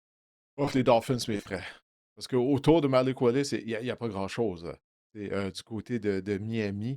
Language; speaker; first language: French; native; French